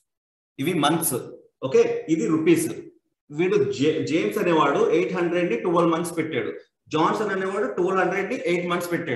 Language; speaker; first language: Telugu; native; Telugu